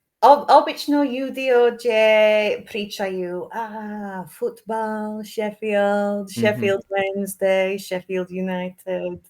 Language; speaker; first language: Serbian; non-native, learner; English